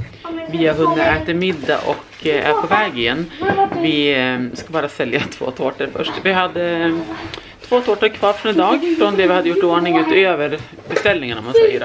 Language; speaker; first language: Swedish; native; Swedish